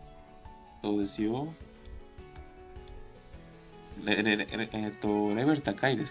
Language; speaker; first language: Japanese; non-native, learner; Spanish